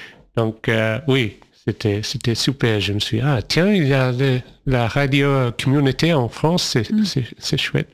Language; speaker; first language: French; non-native, fluent; English